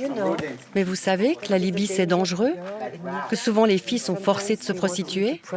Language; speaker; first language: French; native; French